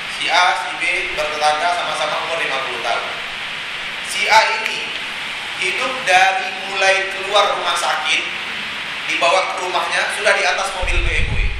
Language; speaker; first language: Indonesian; non-native, local second language; Minangkabau